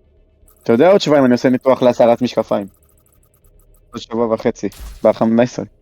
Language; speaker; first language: Hebrew; native; Hebrew